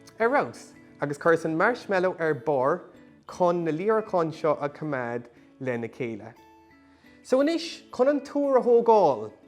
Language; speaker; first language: Irish; non-native, local second language; English